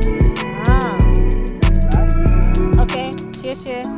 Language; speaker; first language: Chinese; non-native, learner; English